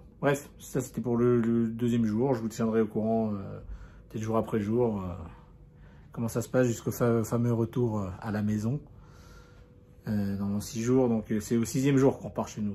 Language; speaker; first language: French; native; French